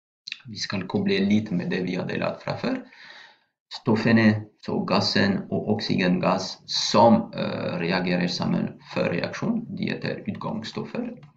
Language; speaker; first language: Norwegian; non-native, fluent; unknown